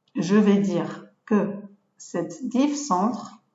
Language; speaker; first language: French; non-native, local second language; Arabic